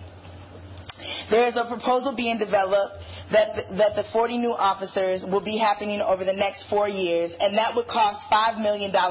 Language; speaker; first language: English; native; English